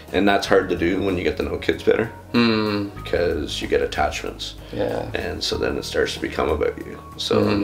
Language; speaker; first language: English; native; English